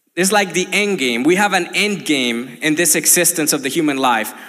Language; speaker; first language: English; non-native, fluent; Spanish